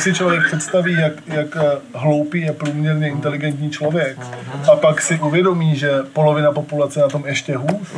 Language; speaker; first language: Czech; native; Czech